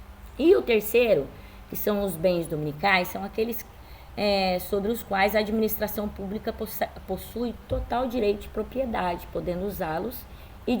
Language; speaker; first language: Portuguese; native; Portuguese